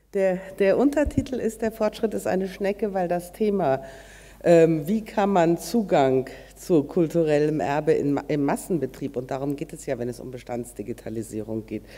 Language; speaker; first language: German; native; German